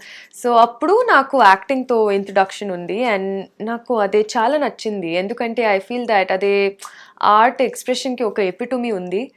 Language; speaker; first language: Telugu; non-native, learner; Hindi